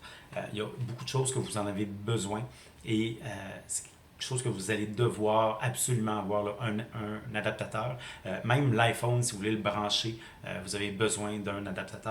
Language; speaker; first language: French; native; French